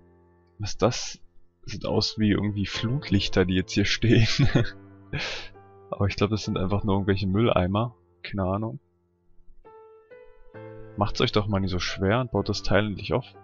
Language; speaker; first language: German; native; German